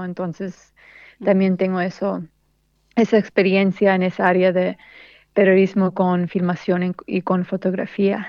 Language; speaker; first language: Spanish; early bilingual, heritage; Spanish